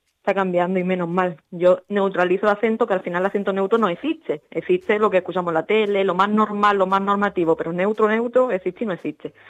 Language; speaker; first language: Spanish; native; Spanish